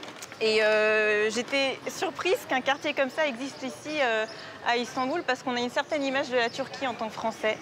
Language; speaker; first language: French; native; French